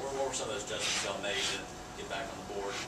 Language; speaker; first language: English; native; English